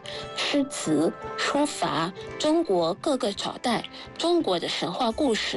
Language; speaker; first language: Chinese; non-native, fluent; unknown